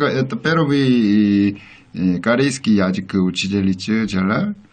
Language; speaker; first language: Russian; non-native, learner; Korean